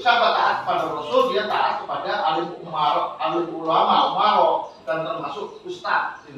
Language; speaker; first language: Indonesian; native; Indonesian